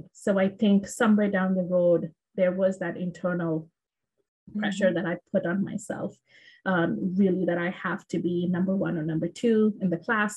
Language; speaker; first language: English; non-native, local second language; Bangla